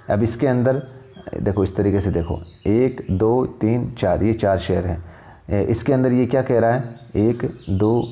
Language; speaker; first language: Urdu; native; Urdu